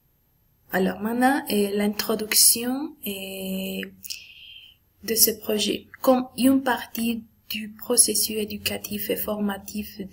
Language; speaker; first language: French; non-native, learner; Spanish